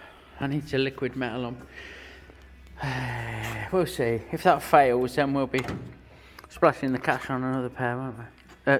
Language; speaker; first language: English; native; English